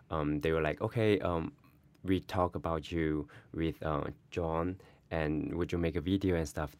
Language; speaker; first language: English; non-native, learner; Chinese